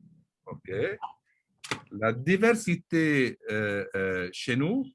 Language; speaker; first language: French; non-native, local second language; Arabic